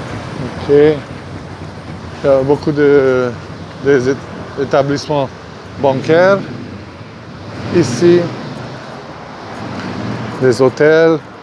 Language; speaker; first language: French; non-native, fluent; Hungarian